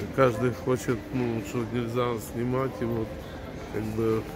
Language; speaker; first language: Russian; non-native, local second language; Ukrainian